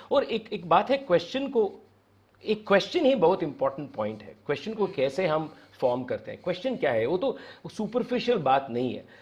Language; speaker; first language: Hindi; non-native, local second language; Tamil